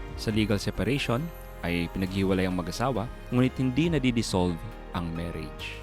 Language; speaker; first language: Filipino; native; Filipino